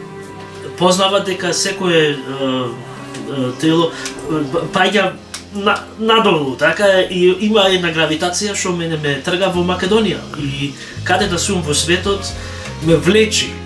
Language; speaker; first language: Macedonian; early bilingual, heritage; Macedonian